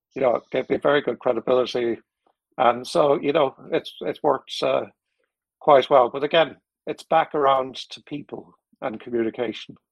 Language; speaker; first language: English; native; English